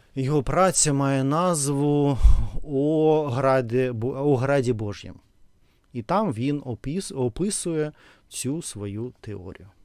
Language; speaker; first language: Ukrainian; non-native, local second language; Russian